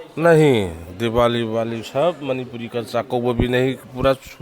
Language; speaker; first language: Hindi; non-native, local second language; Manipuri